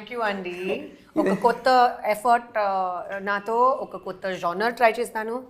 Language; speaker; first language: Telugu; non-native, local second language; Hindi